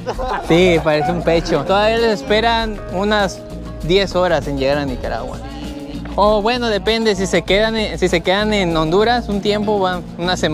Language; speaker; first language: Spanish; native; Spanish